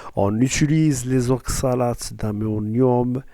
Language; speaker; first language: French; non-native, local second language; Arabic